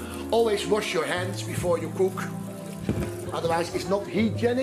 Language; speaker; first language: English; non-native, learner; Dutch